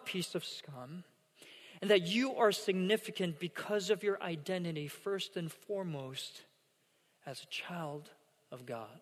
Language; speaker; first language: English; non-native, fluent; Korean